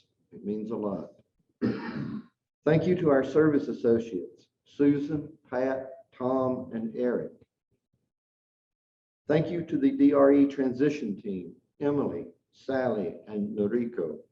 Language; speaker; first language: English; native; English